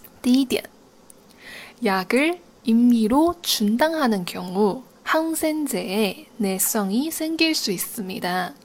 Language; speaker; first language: Korean; non-native, fluent; Chinese